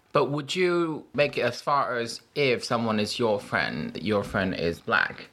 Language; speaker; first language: English; non-native, fluent; Chinese